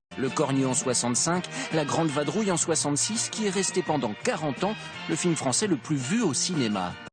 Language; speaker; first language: French; native; French